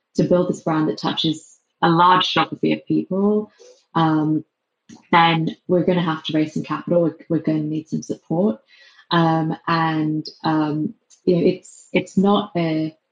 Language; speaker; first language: English; native; English